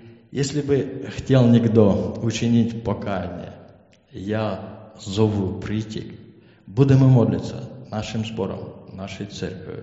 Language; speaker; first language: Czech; non-native, learner; Ukrainian